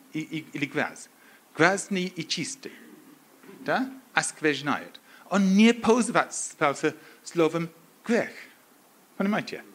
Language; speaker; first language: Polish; non-native, learner; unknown